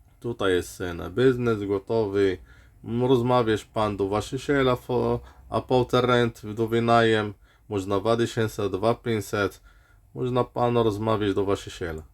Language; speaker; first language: Polish; non-native, learner; Arabic